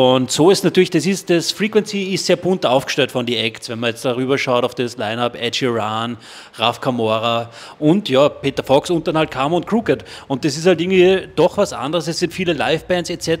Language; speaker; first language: German; native; German